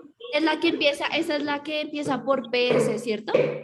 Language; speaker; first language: Spanish; native; Spanish